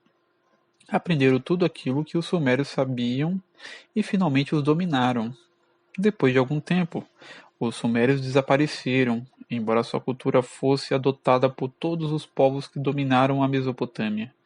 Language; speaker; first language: Portuguese; native; Portuguese